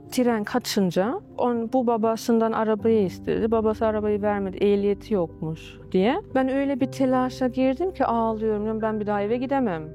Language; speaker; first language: Turkish; early bilingual, heritage; Turkish